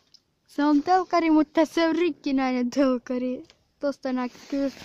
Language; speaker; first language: Finnish; early bilingual, other home language; Russian